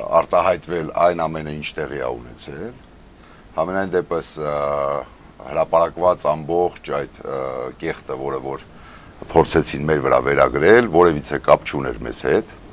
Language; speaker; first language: Armenian; early bilingual, heritage; Armenian